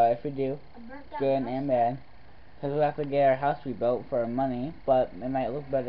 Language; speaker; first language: English; native; English